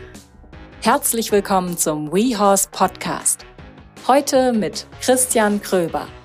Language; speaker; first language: German; native; German